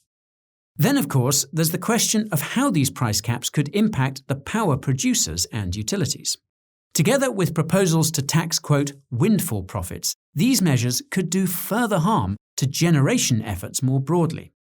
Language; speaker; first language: English; native; English